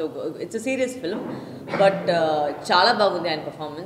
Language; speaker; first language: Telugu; non-native, local second language; Tamil